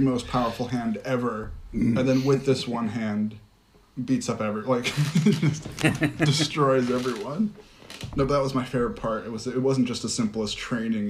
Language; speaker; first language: English; native; English